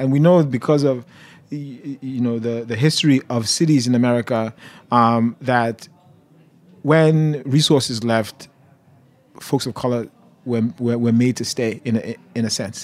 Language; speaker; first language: English; non-native, local second language; Yoruba